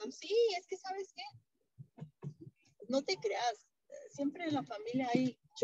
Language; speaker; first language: Spanish; native; Spanish